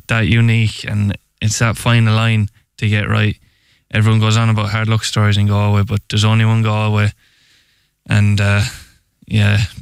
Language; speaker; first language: English; native; English